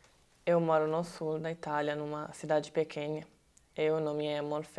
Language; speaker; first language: Portuguese; non-native, learner; Italian